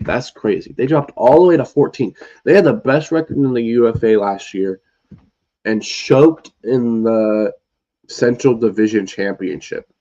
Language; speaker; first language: English; native; English